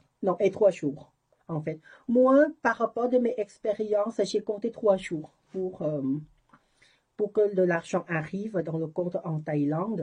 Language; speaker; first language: French; non-native, learner; Thai